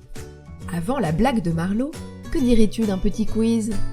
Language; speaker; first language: French; native; French